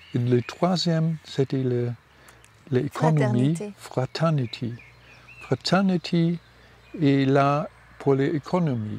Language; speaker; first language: French; non-native, learner; German